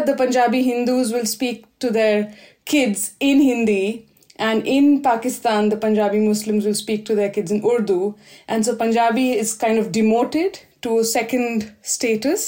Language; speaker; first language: English; non-native, local second language; Hindi